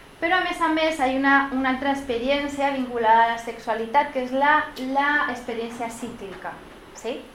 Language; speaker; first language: Catalan; non-native, local second language; Spanish